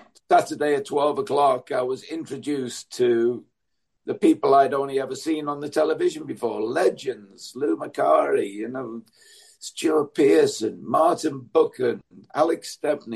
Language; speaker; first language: English; native; English